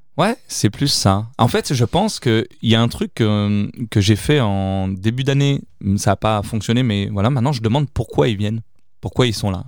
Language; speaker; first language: French; early bilingual, other home language; Italian